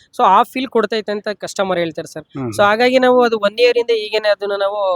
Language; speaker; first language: Kannada; native; Kannada